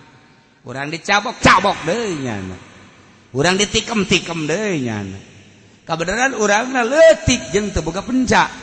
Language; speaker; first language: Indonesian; non-native, local second language; Sundanese